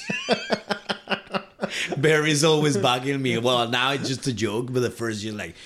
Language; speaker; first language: English; non-native, fluent; Spanish